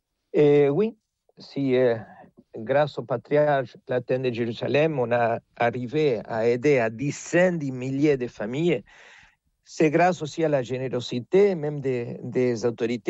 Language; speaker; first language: French; non-native, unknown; Spanish